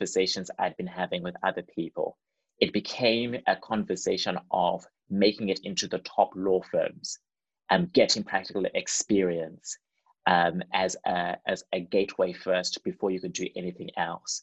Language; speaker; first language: English; non-native, local second language; Shona